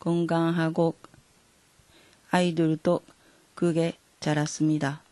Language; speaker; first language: Korean; non-native, fluent; Japanese